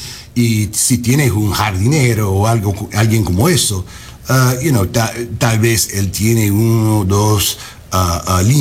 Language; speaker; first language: Spanish; non-native, fluent; English